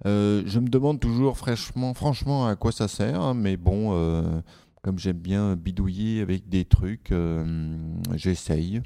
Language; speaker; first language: French; native; French